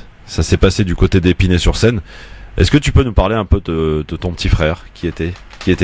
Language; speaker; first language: French; native; French